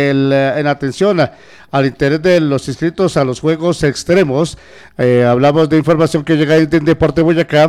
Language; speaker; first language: Spanish; native; Spanish